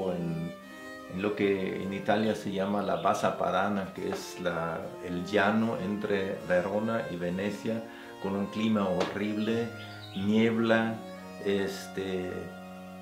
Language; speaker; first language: Spanish; non-native, fluent; German